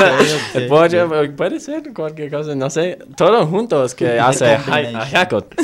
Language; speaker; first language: Spanish; non-native, fluent; English